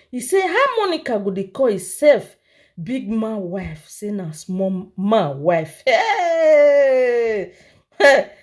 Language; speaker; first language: Nigerian Pidgin; non-native, local second language; Yoruba